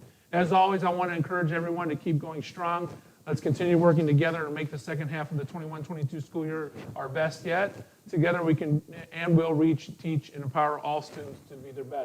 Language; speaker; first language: English; native; English